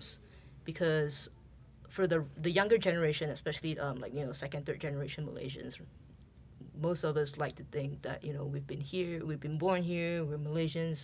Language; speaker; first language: English; non-native, local second language; Chinese